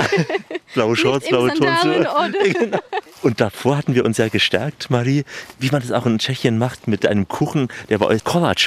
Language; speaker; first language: German; native; German